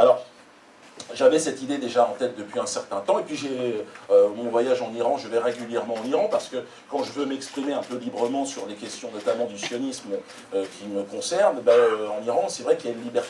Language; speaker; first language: French; native; French